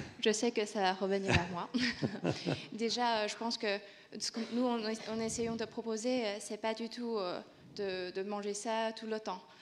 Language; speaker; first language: French; non-native, fluent; Chinese